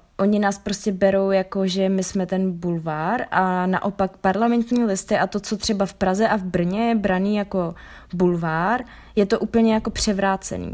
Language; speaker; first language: Czech; native; Czech